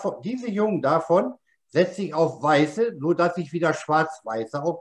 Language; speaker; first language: German; native; German